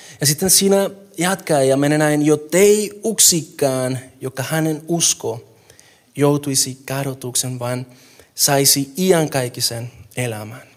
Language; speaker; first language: Finnish; non-native, fluent; Spanish